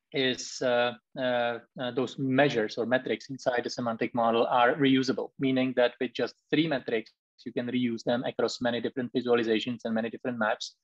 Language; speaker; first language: English; non-native, fluent; Czech